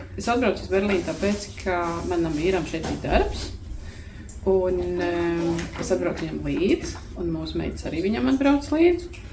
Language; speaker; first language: Latvian; native; Latvian